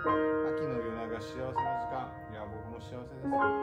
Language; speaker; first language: Japanese; native; Japanese